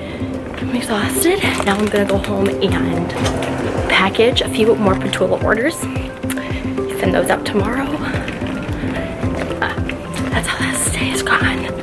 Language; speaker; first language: English; native; English